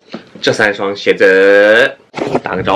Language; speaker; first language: Chinese; native; Chinese